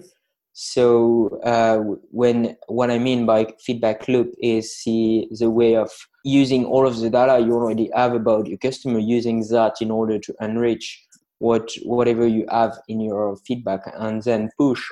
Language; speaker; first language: English; non-native, fluent; French